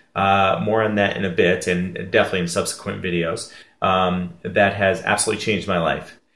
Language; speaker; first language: English; native; English